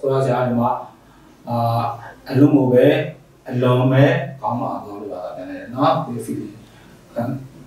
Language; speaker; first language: English; non-native, fluent; Burmese